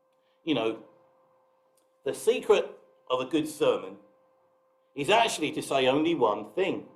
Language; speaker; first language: English; native; English